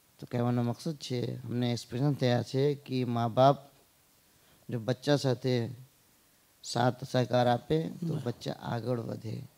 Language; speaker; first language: Gujarati; non-native, fluent; Urdu